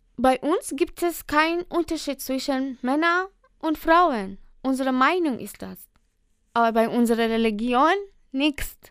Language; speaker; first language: German; non-native, learner; Persian